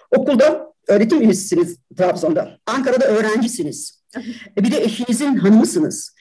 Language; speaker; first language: Turkish; native; Turkish